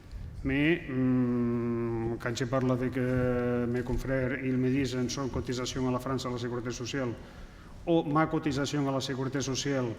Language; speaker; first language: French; non-native, learner; Catalan